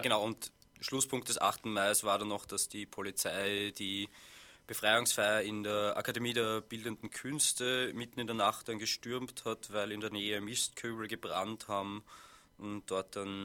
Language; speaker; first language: German; native; German